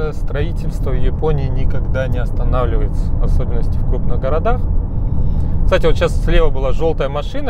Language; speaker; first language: Russian; native; Russian